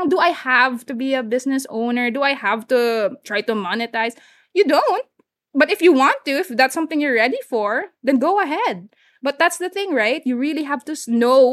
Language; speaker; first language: English; non-native, local second language; Hiligaynon